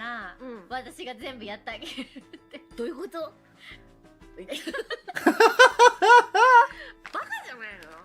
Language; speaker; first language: Japanese; native; Japanese